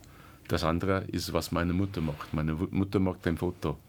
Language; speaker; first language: German; non-native, learner; English